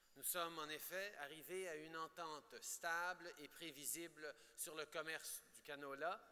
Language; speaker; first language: French; native; French